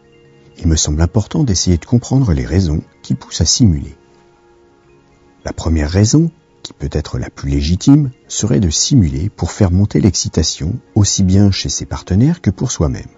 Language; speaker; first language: French; native; French